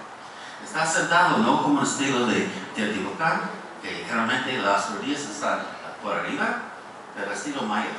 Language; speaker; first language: Spanish; non-native, fluent; English